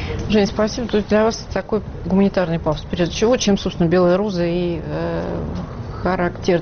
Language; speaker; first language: Russian; native; Russian